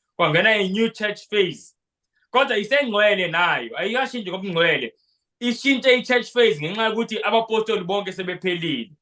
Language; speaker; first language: Zulu; non-native, local second language; Xhosa